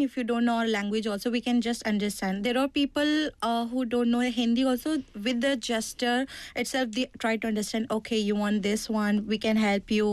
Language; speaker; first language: English; non-native, local second language; Tamil